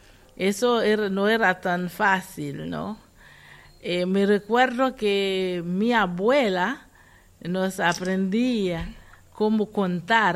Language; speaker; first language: Spanish; non-native, fluent; Haitian Creole